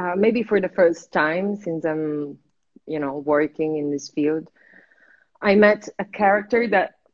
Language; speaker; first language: English; non-native, fluent; Italian